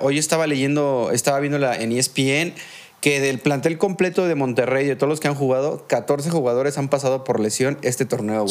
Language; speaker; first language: Spanish; native; Spanish